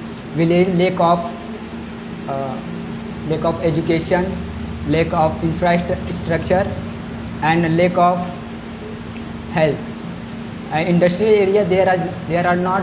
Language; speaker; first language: English; non-native, learner; Hindi